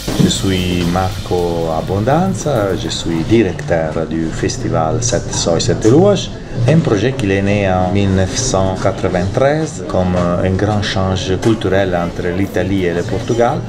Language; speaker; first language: French; non-native, fluent; Italian